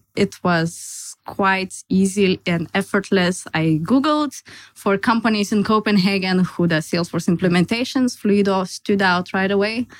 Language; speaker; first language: English; non-native, fluent; Lithuanian